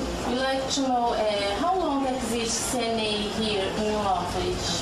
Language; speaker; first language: English; non-native, learner; Portuguese